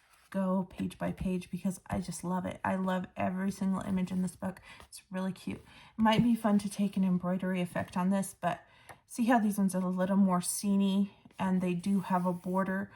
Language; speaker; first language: English; native; English